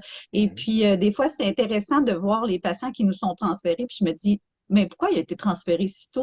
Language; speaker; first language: French; native; French